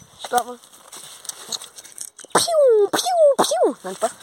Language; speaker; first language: German; native; German